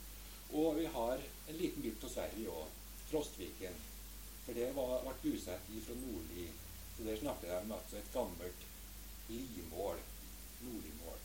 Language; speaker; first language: Norwegian; native; Norwegian